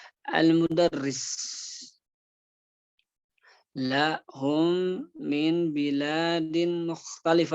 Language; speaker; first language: Arabic; non-native, fluent; Indonesian